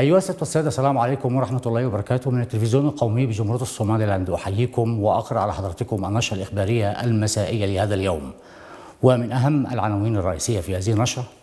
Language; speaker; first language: Arabic; non-native, local second language; Somali